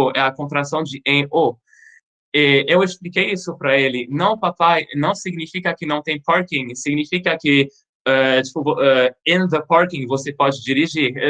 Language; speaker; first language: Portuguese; non-native, fluent; French